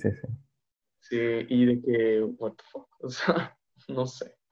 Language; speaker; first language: Spanish; native; Spanish